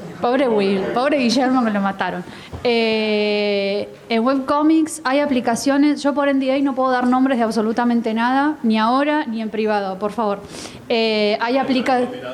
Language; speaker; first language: Spanish; native; Spanish